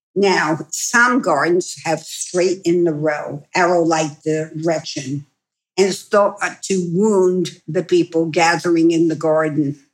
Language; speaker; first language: English; native; English